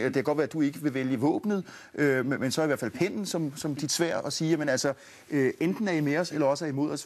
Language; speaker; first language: Danish; native; Danish